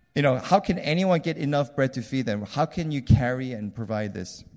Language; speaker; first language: English; early bilingual, other home language; Korean